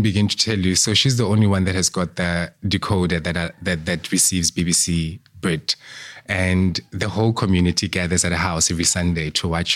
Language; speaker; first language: English; non-native, local second language; Southern Sotho